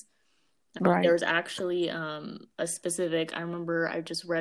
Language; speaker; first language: English; early bilingual, other home language; Amharic